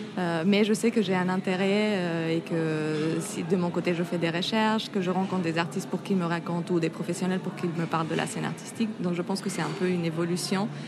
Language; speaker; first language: French; non-native, fluent; Spanish